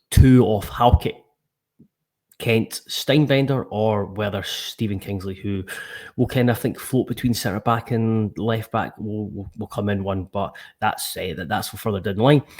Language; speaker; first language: English; native; English